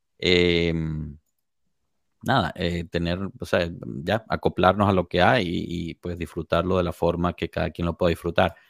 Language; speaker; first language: Spanish; native; Spanish